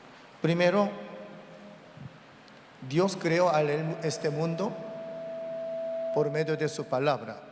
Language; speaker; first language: Spanish; non-native, learner; Korean